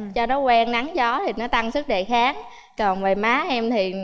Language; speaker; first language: Vietnamese; native; Vietnamese